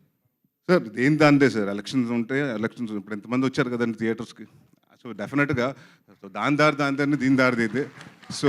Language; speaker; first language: Telugu; native; Telugu